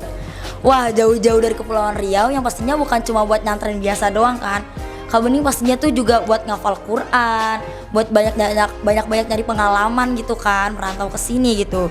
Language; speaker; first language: Indonesian; native; Indonesian